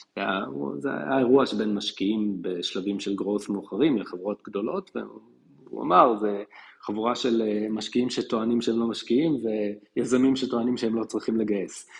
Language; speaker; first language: Hebrew; native; Hebrew